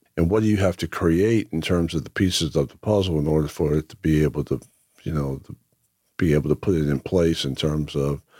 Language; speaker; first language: English; native; English